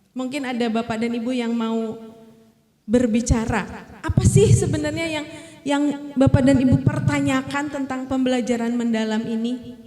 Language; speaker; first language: Indonesian; native; Indonesian